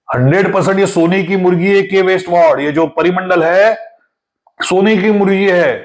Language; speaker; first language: Hindi; non-native, local second language; Marathi